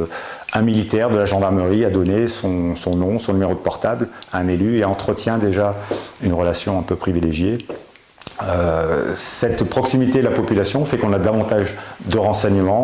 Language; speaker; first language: French; native; French